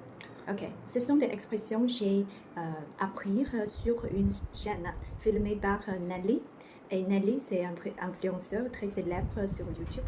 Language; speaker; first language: French; non-native, learner; Chinese